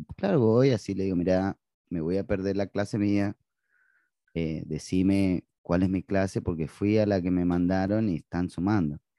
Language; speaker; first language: Spanish; native; Spanish